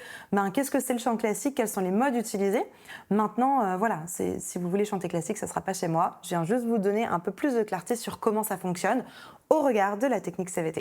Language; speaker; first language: French; native; French